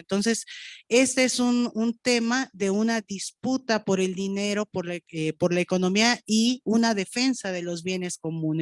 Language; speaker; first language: Spanish; native; Spanish